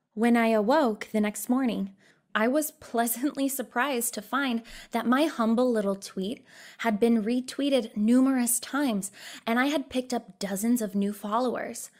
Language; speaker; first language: English; native; English